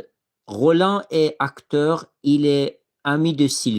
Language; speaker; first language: French; non-native, fluent; Azerbaijani